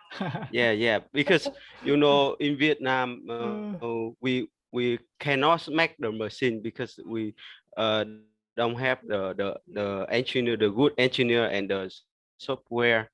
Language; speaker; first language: English; non-native, learner; Vietnamese